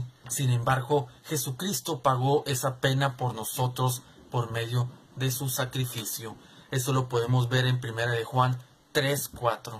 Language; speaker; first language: Spanish; native; Spanish